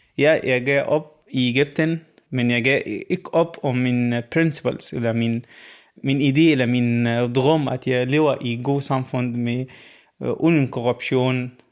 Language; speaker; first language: Danish; non-native, learner; Arabic